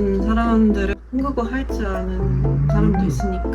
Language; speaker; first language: Korean; non-native, fluent; Japanese